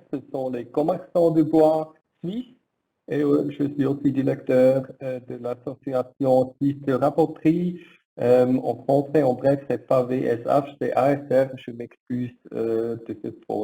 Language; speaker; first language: French; non-native, learner; German